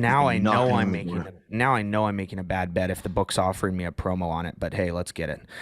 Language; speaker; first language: English; native; English